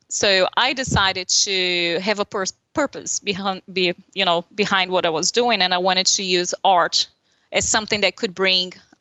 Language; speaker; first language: English; non-native, fluent; Portuguese